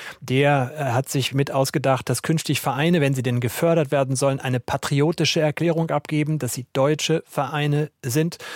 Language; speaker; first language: German; native; German